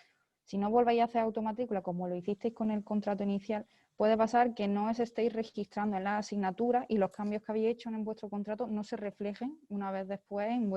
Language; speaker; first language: Spanish; native; Spanish